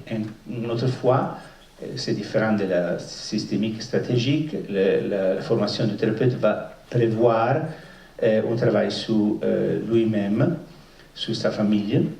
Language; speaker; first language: French; non-native, fluent; Italian